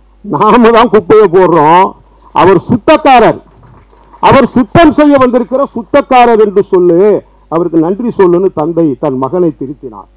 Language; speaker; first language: Tamil; native; Tamil